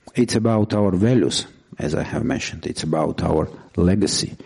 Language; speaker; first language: English; non-native, fluent; Georgian